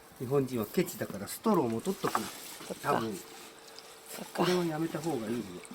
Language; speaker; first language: Japanese; non-native, learner; Thai